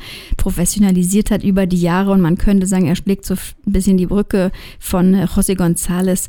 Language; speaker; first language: German; native; German